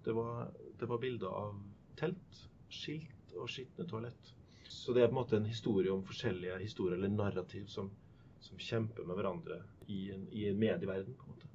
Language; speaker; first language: Norwegian; native; Norwegian